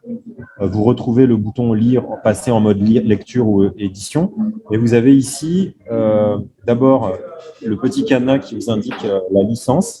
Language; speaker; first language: French; native; French